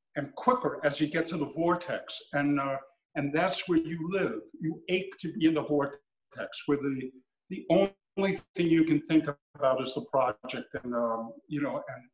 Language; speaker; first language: English; native; English